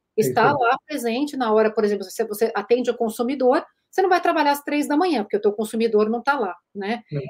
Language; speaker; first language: Portuguese; native; Portuguese